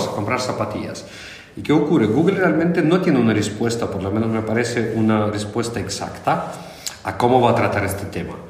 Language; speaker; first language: Spanish; non-native, fluent; Russian